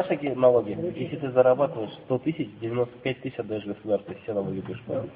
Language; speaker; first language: Russian; native; Russian